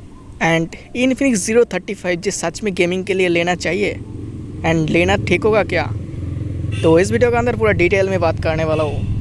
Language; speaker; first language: Hindi; non-native, local second language; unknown